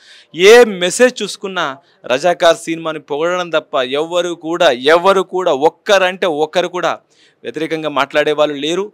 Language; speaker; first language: Telugu; native; Telugu